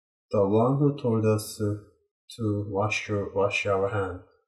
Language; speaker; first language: English; non-native, learner; Korean